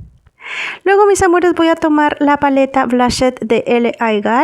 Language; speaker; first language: Spanish; native; Spanish